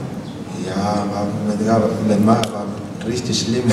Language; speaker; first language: German; non-native, learner; Spanish